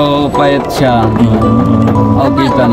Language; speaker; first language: Filipino; non-native, learner; Punjabi